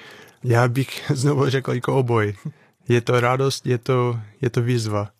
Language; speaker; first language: Czech; non-native, fluent; English